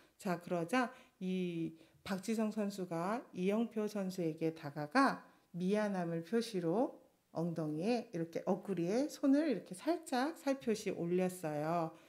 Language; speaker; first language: Korean; non-native, fluent; Chinese